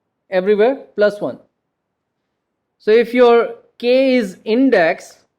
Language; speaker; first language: English; non-native, local second language; Gujarati